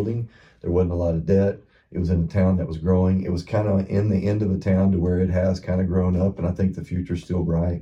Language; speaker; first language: English; native; English